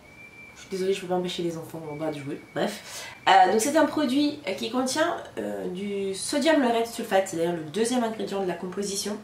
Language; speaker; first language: French; native; French